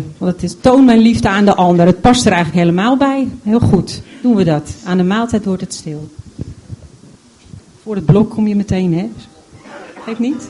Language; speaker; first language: Dutch; native; Dutch